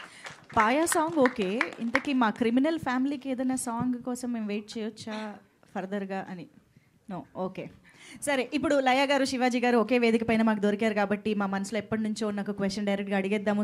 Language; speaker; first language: Telugu; native; Telugu